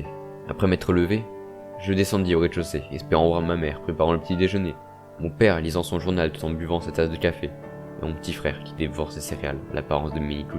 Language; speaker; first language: French; native; French